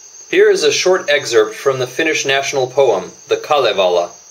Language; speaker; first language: English; native; English